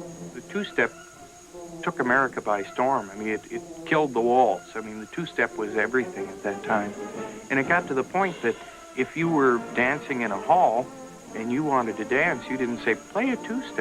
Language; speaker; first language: English; native; English